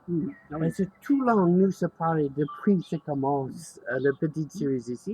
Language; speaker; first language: French; non-native, learner; English